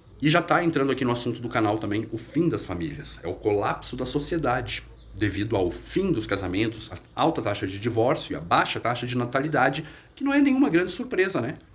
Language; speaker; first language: Portuguese; native; Portuguese